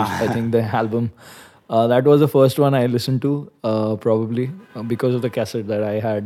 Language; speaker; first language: English; non-native, local second language; Hindi